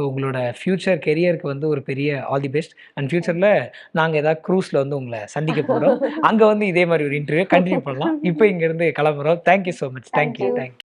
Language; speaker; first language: Tamil; native; Tamil